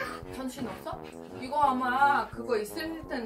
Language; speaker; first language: Korean; non-native, fluent; Russian